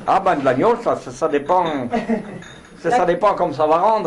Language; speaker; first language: French; native; French